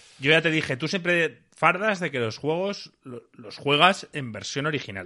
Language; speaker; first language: Spanish; native; Spanish